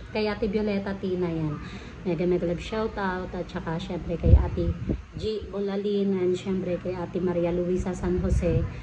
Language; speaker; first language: Filipino; native; Filipino